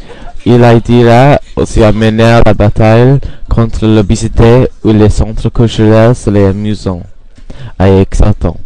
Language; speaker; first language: French; non-native, learner; English